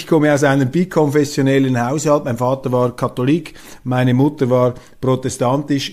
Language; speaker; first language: German; native; German